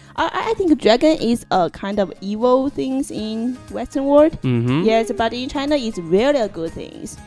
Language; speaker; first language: English; non-native, learner; Chinese